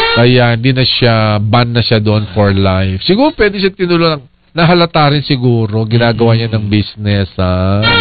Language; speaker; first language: Filipino; native; Filipino